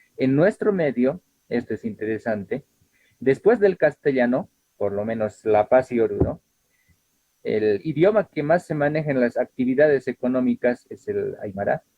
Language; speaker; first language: Spanish; non-native, local second language; Aymara